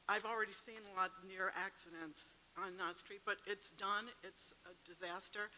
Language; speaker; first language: English; native; English